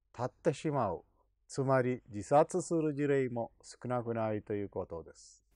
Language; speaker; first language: Japanese; non-native, fluent; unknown